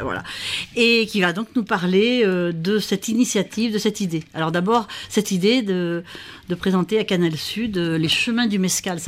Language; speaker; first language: French; native; French